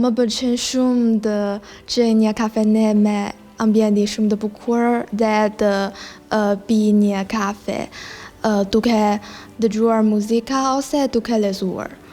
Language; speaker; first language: Albanian; non-native, learner; Chinese